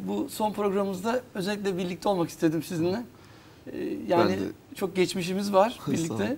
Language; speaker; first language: Turkish; native; Turkish